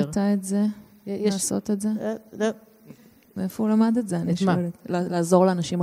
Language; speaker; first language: Hebrew; native; Hebrew